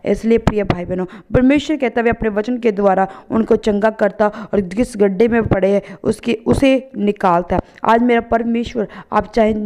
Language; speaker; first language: Hindi; non-native, local second language; Punjabi